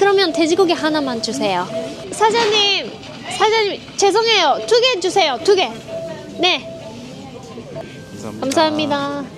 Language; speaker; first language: Korean; non-native, learner; Japanese